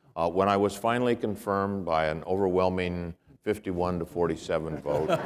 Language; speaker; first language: English; native; English